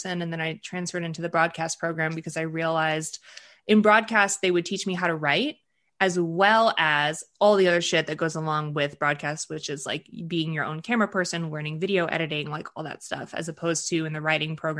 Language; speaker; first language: English; early bilingual, other home language; Russian